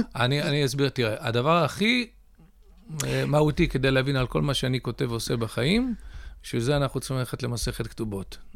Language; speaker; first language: Hebrew; early bilingual, other home language; English